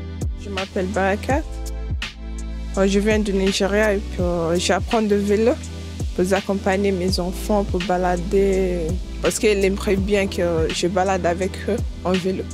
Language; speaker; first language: French; non-native, learner; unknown